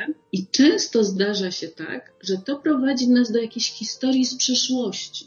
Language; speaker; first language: Polish; native; Polish